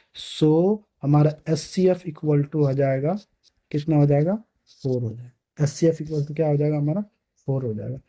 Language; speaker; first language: Hindi; native; Hindi